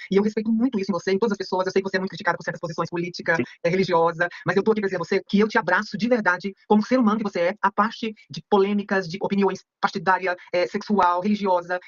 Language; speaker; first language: Portuguese; native; Portuguese